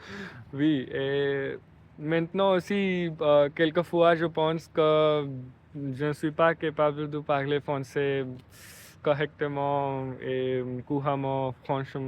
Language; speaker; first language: French; non-native, learner; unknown